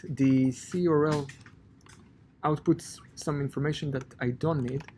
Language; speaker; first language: English; non-native, fluent; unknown